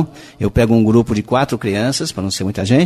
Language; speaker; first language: Portuguese; native; Portuguese